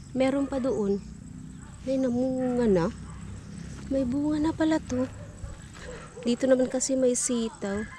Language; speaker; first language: Filipino; non-native, local second language; Iloko